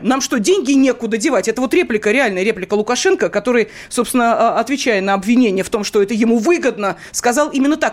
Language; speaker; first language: Russian; native; Russian